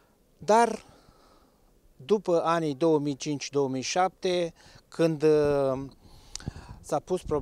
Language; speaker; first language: Romanian; native; Romanian